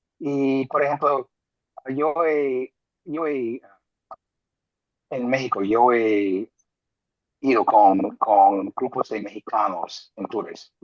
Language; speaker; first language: Spanish; non-native, fluent; English